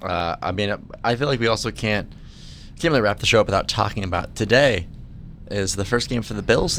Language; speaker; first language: English; native; English